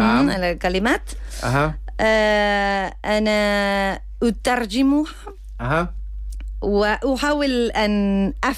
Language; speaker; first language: Arabic; non-native, learner; Spanish